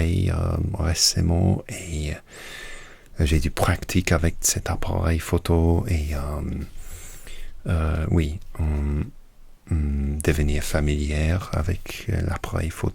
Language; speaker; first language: French; non-native, learner; English